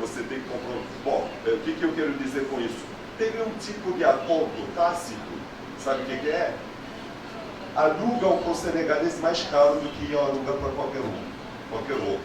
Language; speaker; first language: Portuguese; non-native, fluent; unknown